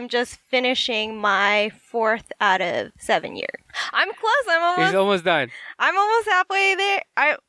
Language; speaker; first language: English; native; English